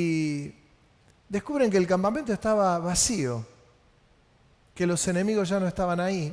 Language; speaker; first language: Spanish; native; Spanish